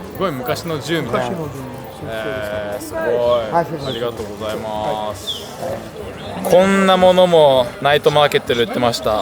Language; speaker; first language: Japanese; native; Japanese